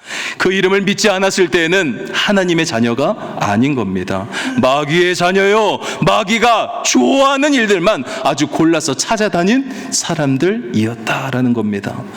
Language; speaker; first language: Korean; native; Korean